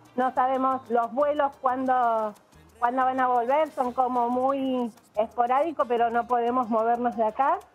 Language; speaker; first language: Spanish; native; Spanish